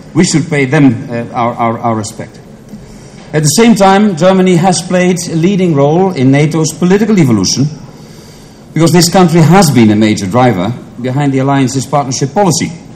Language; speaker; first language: English; non-native, fluent; Dutch